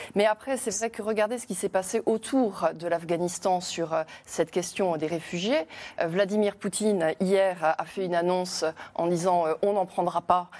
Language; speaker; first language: French; native; French